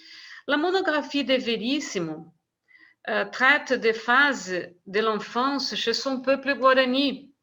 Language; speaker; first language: French; non-native, fluent; Portuguese